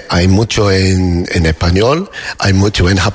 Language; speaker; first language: Spanish; non-native, learner; English